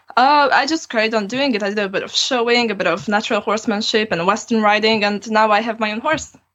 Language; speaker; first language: English; non-native, fluent; Romanian